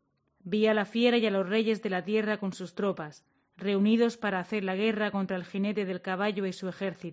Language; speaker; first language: Spanish; native; Spanish